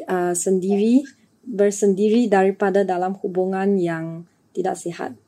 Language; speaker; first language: Malay; non-native, local second language; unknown